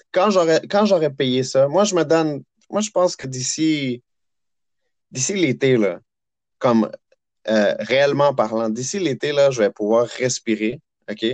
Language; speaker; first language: French; early bilingual, other home language; Spanish